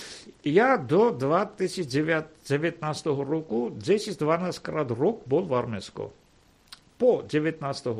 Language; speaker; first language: Slovak; non-native, fluent; Armenian